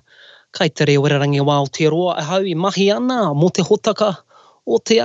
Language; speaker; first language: Māori; non-native, local second language; English